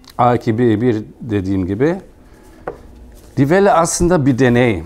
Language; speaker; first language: Turkish; non-native, fluent; German